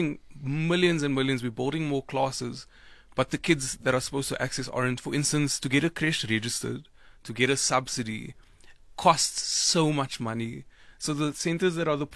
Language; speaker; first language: English; native; English